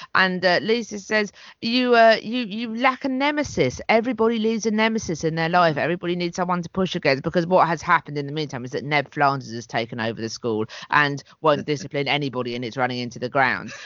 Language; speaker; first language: English; native; English